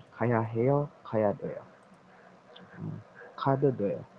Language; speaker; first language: Korean; non-native, learner; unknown